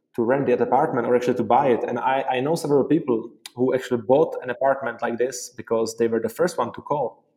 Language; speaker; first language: English; non-native, fluent; Czech